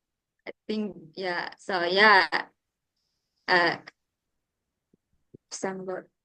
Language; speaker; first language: English; non-native, learner; Indonesian